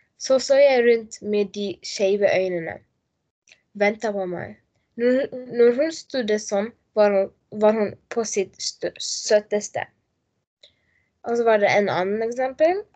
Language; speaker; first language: Norwegian; non-native, learner; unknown